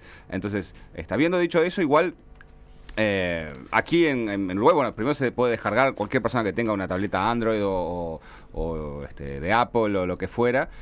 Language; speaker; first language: Spanish; native; Spanish